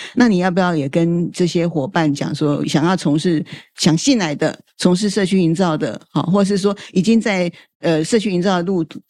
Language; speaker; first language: Chinese; native; Chinese